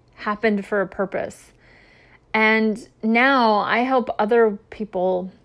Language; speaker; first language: English; native; English